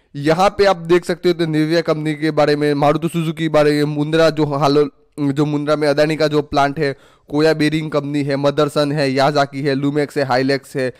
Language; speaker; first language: Hindi; non-native, local second language; Gujarati